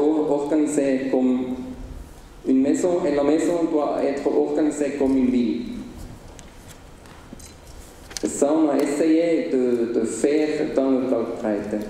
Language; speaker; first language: French; non-native, learner; German